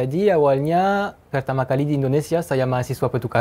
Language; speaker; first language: Indonesian; non-native, fluent; French